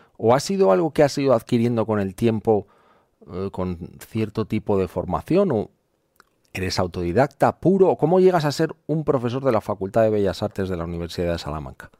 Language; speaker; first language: Spanish; native; Spanish